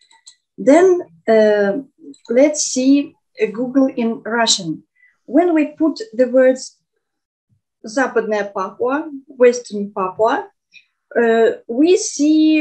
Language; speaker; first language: English; non-native, fluent; Russian